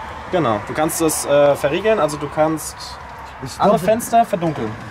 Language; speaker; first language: German; native; German